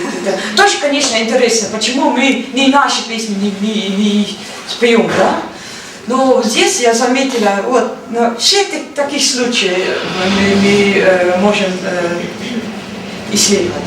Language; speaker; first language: Russian; non-native, learner; Dutch